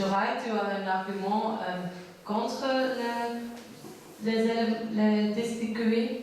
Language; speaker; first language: French; non-native, learner; Dutch